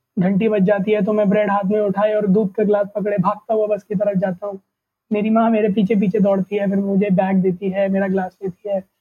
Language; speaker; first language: Hindi; native; Hindi